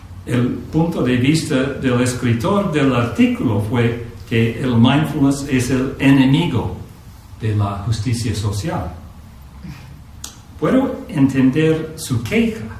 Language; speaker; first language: Spanish; non-native, fluent; English